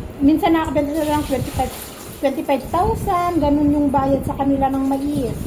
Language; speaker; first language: Filipino; non-native, local second language; Iloko